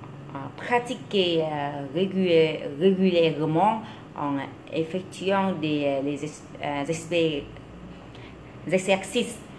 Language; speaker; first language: French; non-native, learner; Vietnamese